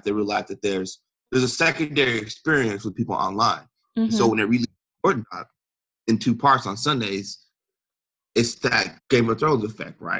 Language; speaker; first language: English; native; English